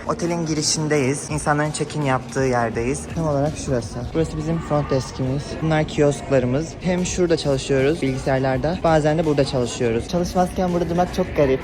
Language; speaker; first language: Turkish; native; Turkish